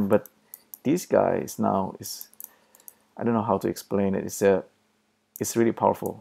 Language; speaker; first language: English; non-native, fluent; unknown